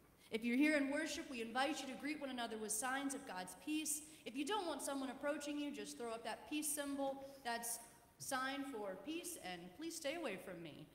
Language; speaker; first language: English; native; English